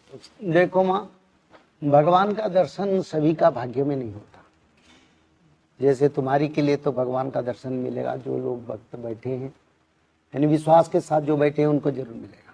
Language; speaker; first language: Hindi; non-native, local second language; Odia